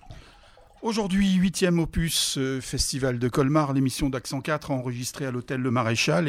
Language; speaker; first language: French; native; French